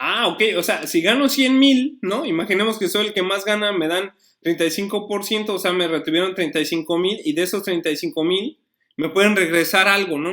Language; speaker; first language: Spanish; native; Spanish